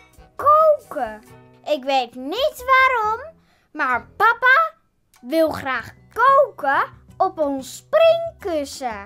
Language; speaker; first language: Dutch; native; Dutch